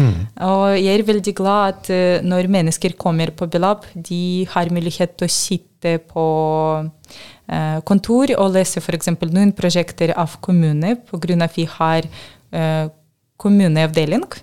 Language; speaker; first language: Norwegian; non-native, learner; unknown